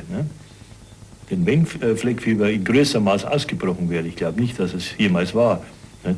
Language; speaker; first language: German; native; German